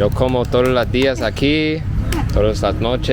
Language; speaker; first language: Spanish; non-native, learner; English